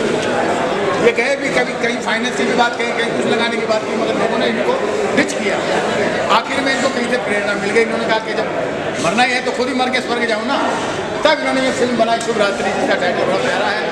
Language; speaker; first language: Hindi; native; Hindi